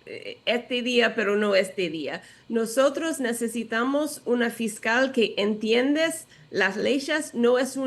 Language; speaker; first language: Spanish; non-native, learner; English